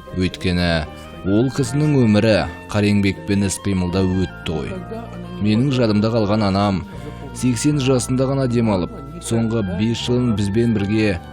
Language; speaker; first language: Kazakh; non-native, local second language; Uyghur